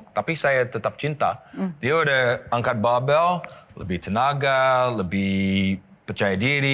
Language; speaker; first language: Indonesian; non-native, learner; English